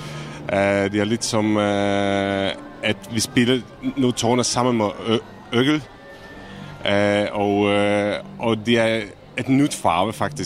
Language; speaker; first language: Danish; non-native, fluent; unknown